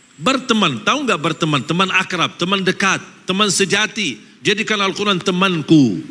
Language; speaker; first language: Malay; non-native, fluent; Arabic